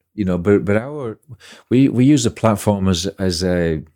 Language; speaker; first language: English; native; English